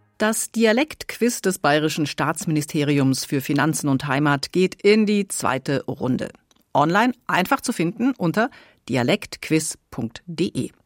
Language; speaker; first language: German; native; German